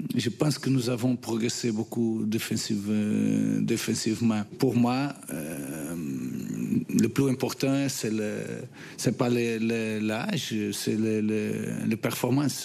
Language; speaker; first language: French; non-native, fluent; Portuguese